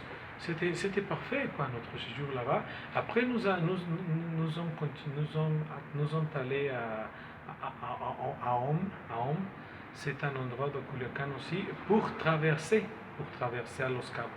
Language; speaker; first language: French; non-native, fluent; Spanish